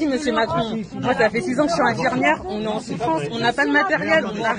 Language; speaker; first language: French; native; French